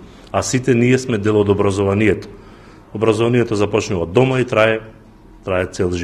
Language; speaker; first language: Macedonian; native; Macedonian